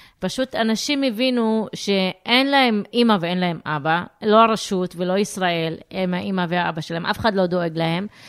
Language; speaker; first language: Hebrew; non-native, local second language; Arabic